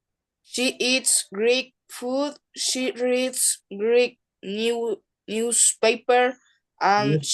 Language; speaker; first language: English; non-native, learner; Spanish